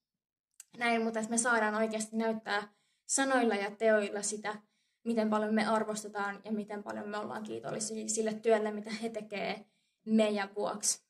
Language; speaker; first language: Finnish; native; Finnish